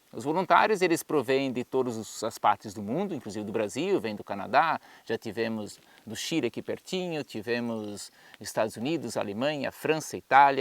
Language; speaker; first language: Portuguese; native; Portuguese